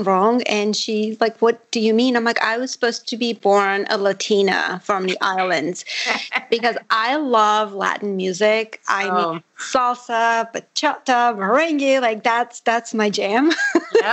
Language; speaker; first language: English; non-native, fluent; Armenian